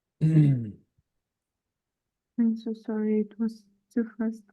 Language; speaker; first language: English; non-native, learner; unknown